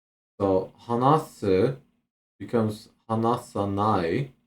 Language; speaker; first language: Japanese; non-native, learner; English